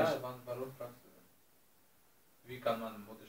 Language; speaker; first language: German; non-native, learner; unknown